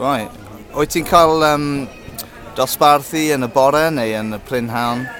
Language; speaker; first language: Welsh; non-native, learner; English